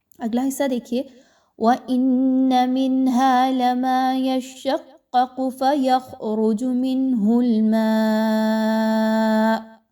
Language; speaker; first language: Urdu; native; Urdu